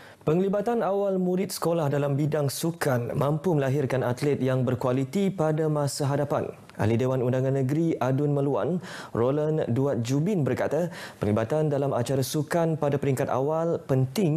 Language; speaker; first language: Malay; native; Malay